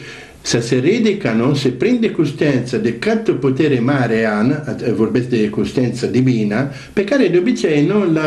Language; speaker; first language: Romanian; non-native, learner; Italian